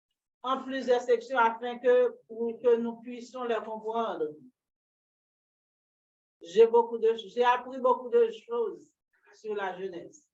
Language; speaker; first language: French; non-native, local second language; Haitian Creole